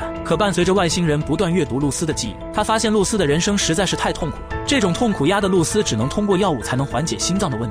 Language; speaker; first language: Chinese; native; Chinese